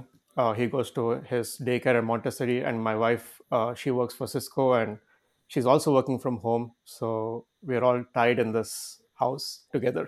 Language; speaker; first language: English; non-native, local second language; Kannada